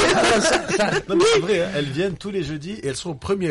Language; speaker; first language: French; non-native, local second language; Arabic